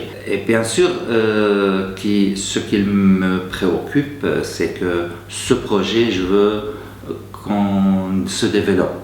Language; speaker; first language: French; non-native, fluent; Arabic